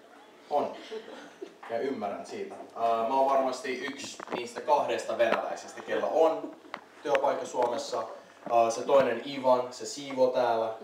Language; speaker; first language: Finnish; non-native, fluent; Russian